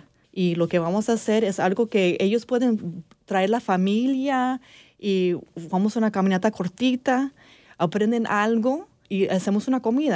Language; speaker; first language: Spanish; early bilingual, heritage; English